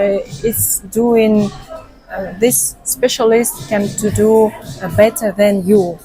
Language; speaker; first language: English; non-native, learner; Russian